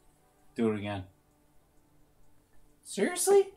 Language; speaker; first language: English; native; English